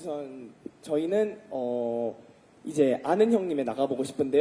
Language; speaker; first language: Korean; native; Korean